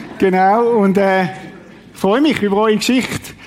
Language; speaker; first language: German; native; German